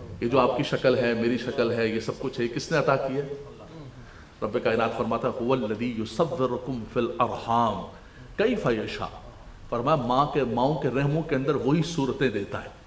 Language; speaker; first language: Urdu; non-native, local second language; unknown